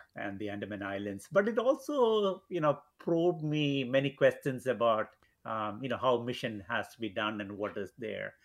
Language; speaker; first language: English; non-native, local second language; Malayalam